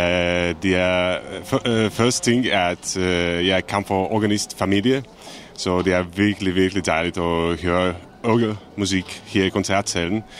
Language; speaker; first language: Danish; non-native, fluent; Czech